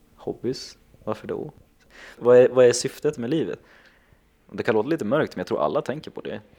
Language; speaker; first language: Swedish; non-native, local second language; Finnish